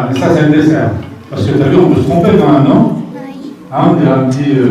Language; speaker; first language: French; native; French